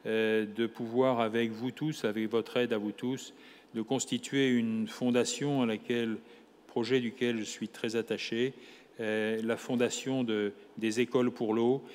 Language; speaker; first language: French; native; French